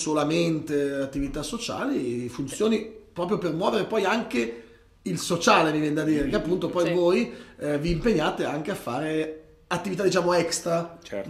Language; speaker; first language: Italian; native; Italian